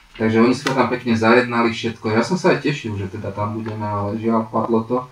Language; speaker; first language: Slovak; non-native, local second language; Hungarian